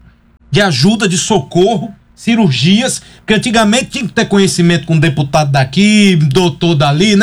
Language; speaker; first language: Portuguese; native; Portuguese